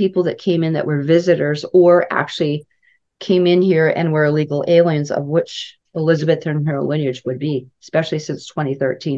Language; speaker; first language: English; native; English